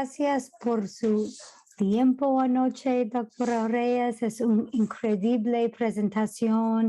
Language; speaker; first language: Spanish; non-native, fluent; English